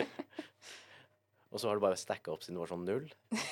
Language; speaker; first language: Norwegian; native; Norwegian